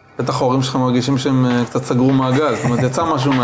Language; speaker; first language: Hebrew; native; Hebrew